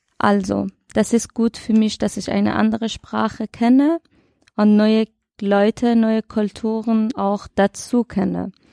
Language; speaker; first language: German; non-native, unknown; Persian